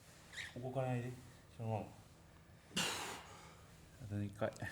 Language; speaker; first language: Japanese; non-native, learner; Tongan